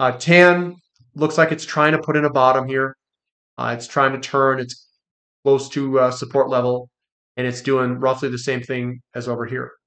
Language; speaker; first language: English; native; English